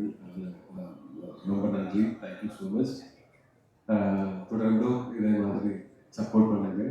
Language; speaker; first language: Tamil; non-native, learner; Malayalam